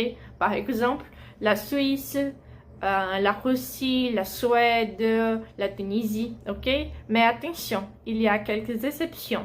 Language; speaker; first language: French; non-native, fluent; Portuguese